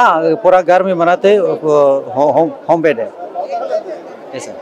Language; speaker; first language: Hindi; non-native, learner; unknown